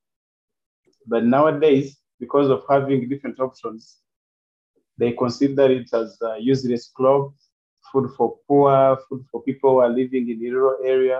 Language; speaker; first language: English; non-native, local second language; Kinyarwanda